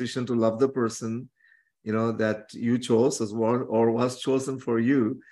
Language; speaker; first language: English; non-native, local second language; Tamil